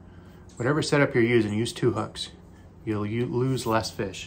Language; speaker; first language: English; native; English